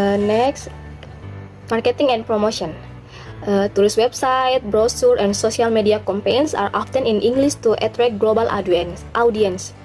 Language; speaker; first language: English; non-native, learner; Indonesian